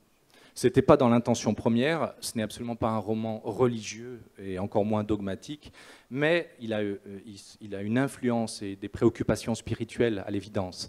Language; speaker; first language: French; native; French